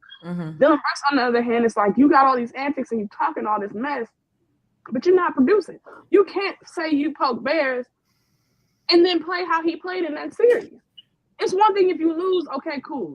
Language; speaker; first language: English; native; English